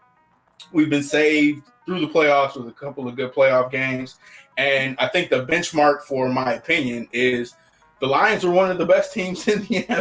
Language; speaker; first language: English; native; English